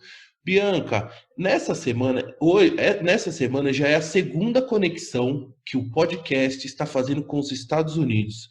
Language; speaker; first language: Portuguese; native; Portuguese